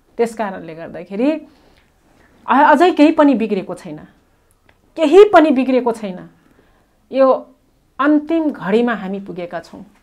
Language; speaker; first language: Nepali; non-native, local second language; Rana Tharu